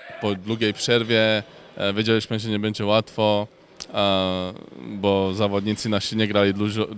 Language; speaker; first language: Polish; non-native, fluent; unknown